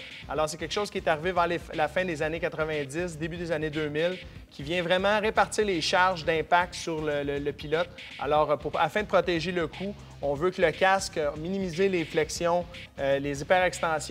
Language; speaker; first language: French; native; French